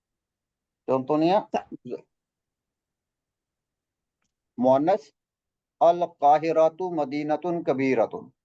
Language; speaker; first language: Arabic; non-native, fluent; Indonesian